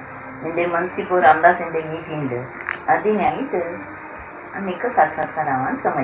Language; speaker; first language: Malayalam; non-native, local second language; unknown